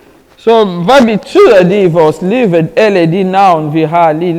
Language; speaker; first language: Danish; non-native, learner; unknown